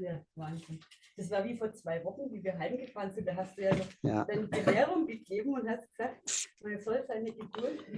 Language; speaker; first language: German; native; German